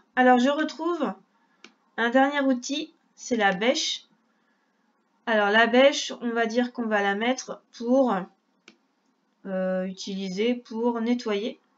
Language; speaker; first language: French; native; French